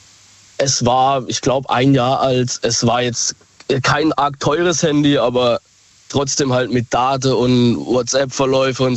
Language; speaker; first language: German; native; German